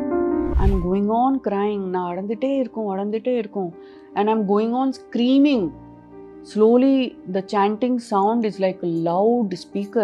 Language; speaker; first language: Tamil; non-native, local second language; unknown